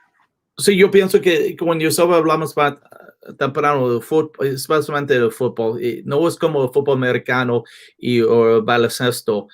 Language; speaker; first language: Spanish; non-native, learner; English